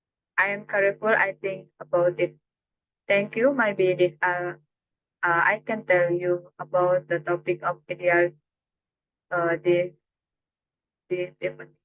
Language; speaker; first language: English; non-native, learner; Indonesian